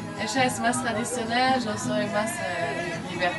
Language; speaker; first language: Spanish; non-native, learner; French